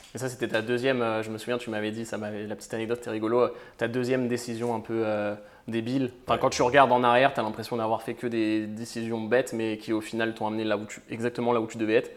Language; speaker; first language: French; native; French